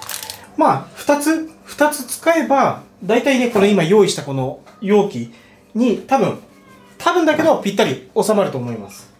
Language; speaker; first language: Japanese; native; Japanese